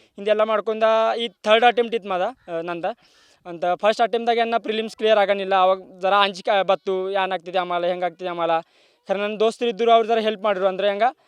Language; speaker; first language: Kannada; non-native, local second language; Marathi